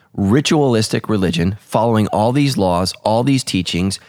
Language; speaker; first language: English; early bilingual, other home language; Italian